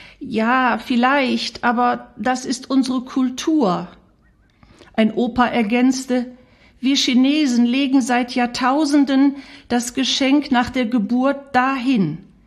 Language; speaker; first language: German; native; German